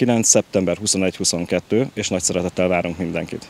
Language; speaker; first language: Hungarian; native; Hungarian